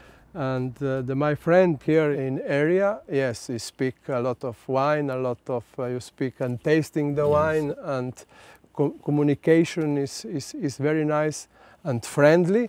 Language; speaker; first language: English; non-native, learner; Slovenian